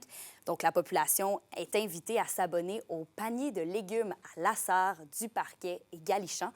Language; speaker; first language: French; native; French